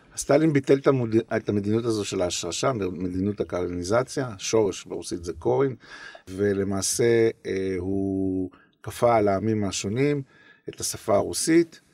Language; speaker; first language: Hebrew; native; Hebrew